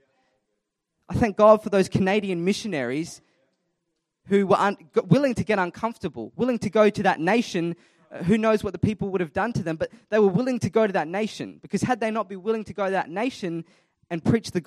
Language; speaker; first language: English; native; English